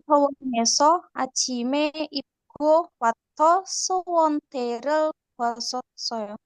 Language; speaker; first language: Korean; non-native, learner; Indonesian